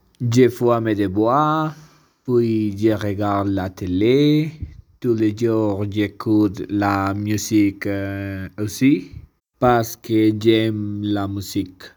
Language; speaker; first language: French; non-native, learner; Spanish